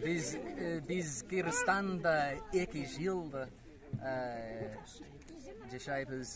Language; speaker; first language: Kyrgyz; non-native, learner; English